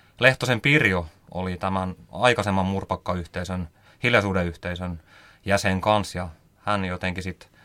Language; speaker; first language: Finnish; native; Finnish